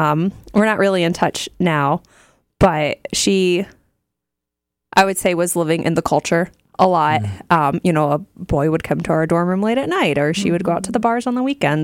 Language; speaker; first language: English; native; English